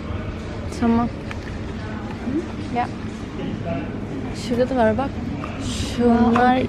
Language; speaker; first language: Turkish; native; Turkish